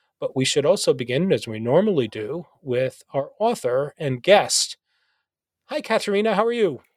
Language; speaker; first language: English; native; English